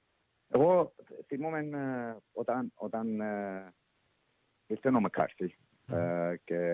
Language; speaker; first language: Greek; early bilingual, heritage; English